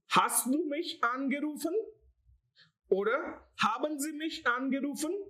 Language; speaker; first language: German; non-native, learner; Gujarati